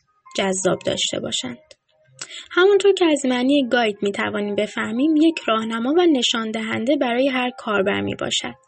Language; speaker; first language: Persian; native; Persian